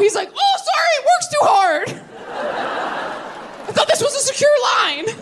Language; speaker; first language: English; native; English